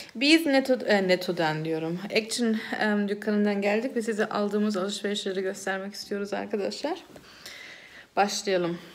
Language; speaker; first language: Turkish; early bilingual, heritage; Turkish